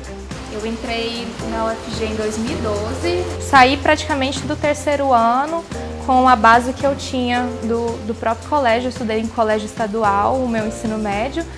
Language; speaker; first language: Portuguese; native; Portuguese